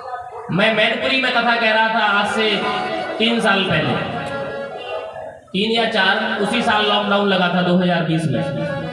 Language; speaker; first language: Hindi; native; Hindi